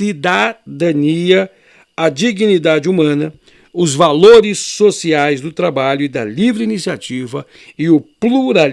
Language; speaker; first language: Portuguese; native; Portuguese